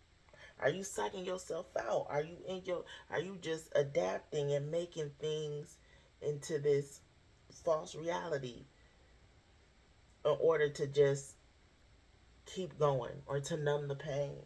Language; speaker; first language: English; native; English